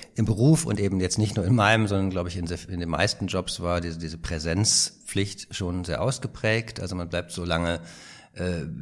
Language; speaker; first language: German; native; German